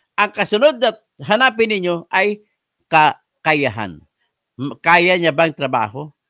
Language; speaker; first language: Filipino; non-native, local second language; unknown